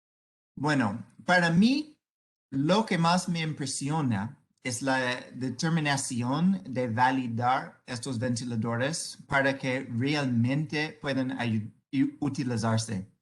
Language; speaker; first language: Spanish; non-native, learner; English